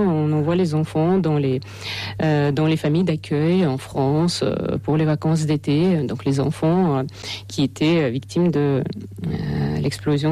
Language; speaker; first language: French; non-native, fluent; Russian